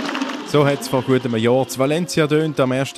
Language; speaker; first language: German; native; German